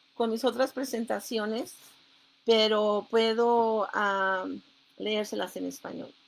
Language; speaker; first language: Spanish; early bilingual, heritage; Spanish